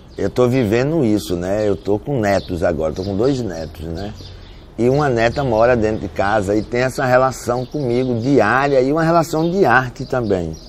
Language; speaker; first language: Portuguese; native; Portuguese